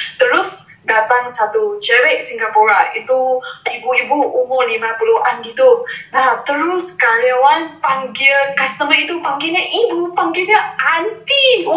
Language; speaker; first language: Indonesian; non-native, fluent; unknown